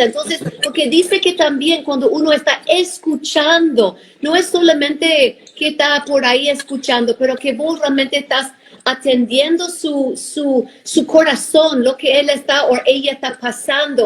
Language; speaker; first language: Spanish; non-native, fluent; English